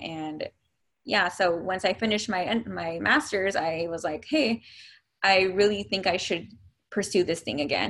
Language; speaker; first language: English; native; English